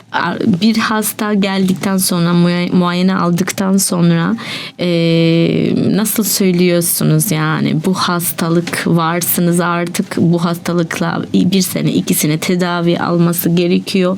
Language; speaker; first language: Turkish; non-native, learner; Albanian